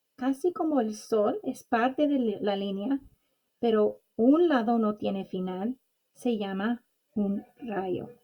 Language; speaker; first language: Spanish; non-native, learner; English